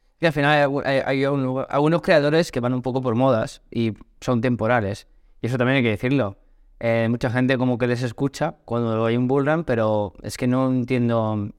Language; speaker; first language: Spanish; early bilingual, other home language; Portuguese